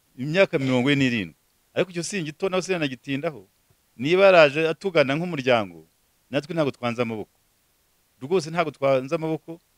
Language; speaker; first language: Kinyarwanda; native; Kinyarwanda